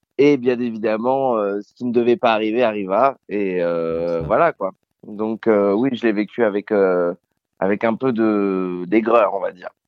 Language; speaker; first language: French; native; French